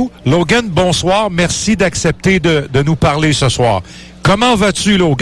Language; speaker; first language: French; native; French